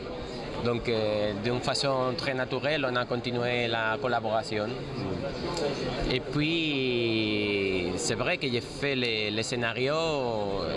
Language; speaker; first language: French; non-native, fluent; Spanish